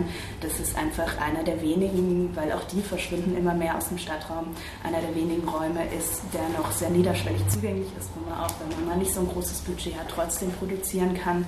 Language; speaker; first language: German; native; German